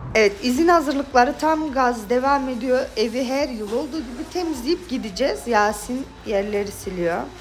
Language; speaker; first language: Turkish; native; Turkish